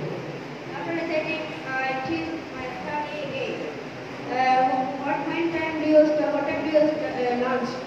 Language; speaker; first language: English; non-native, learner; Bangla